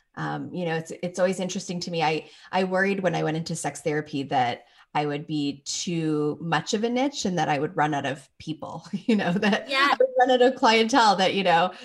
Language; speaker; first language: English; native; English